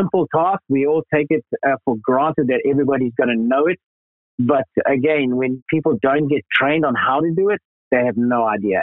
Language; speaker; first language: English; native; English